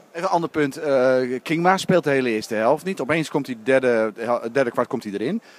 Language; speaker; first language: Dutch; native; Dutch